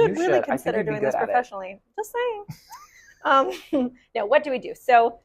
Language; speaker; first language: English; native; English